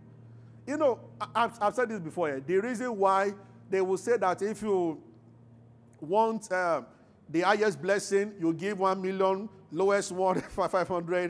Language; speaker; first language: English; non-native, local second language; Yoruba